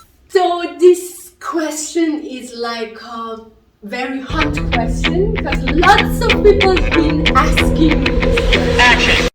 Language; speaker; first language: English; non-native, local second language; Persian